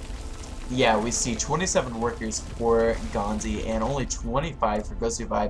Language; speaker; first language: English; native; English